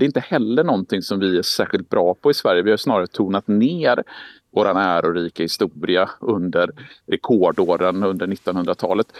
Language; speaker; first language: Swedish; native; Swedish